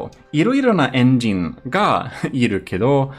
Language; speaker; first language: Japanese; non-native, learner; Swedish